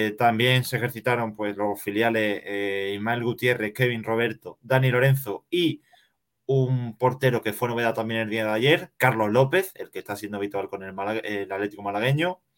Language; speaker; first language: Spanish; native; Spanish